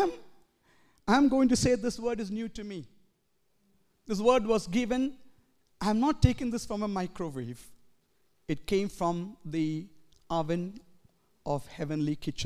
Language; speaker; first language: English; non-native, local second language; Malayalam